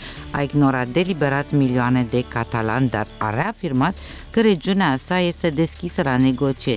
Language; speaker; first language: Romanian; native; Romanian